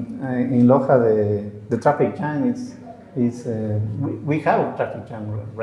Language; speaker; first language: English; non-native, learner; Spanish